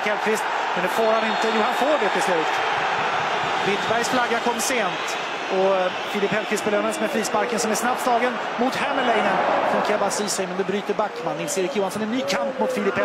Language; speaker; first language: Swedish; native; Swedish